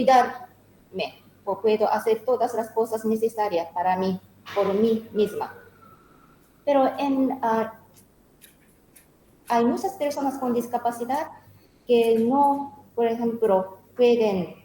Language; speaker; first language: Spanish; non-native, learner; Japanese